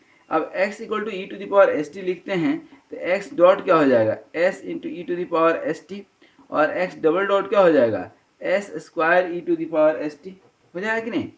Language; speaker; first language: Hindi; native; Hindi